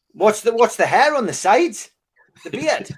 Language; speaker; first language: English; native; English